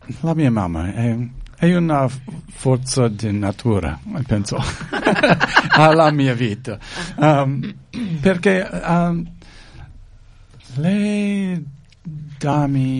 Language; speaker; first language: Italian; non-native, learner; English